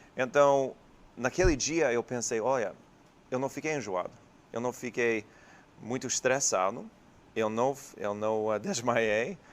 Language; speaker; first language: Portuguese; non-native, fluent; English